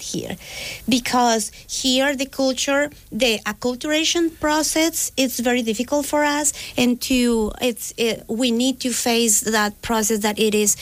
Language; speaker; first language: English; non-native, fluent; Spanish